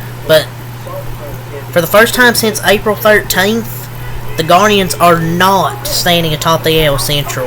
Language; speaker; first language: English; native; English